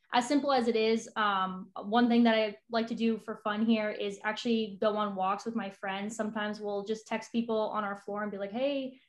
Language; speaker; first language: English; native; English